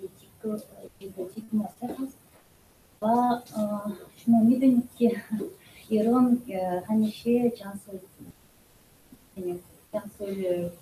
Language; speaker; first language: Persian; non-native, fluent; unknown